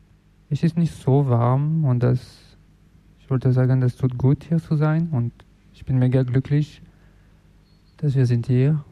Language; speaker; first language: German; non-native, learner; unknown